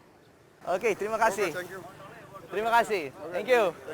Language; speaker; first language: Indonesian; non-native, learner; Filipino